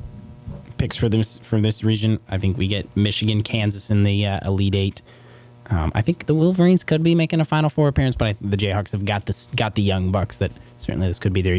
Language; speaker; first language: English; native; English